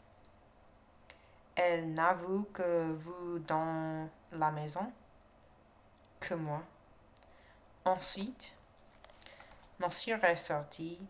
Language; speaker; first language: French; non-native, learner; English